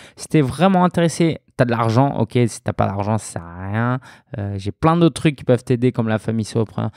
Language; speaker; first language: French; native; French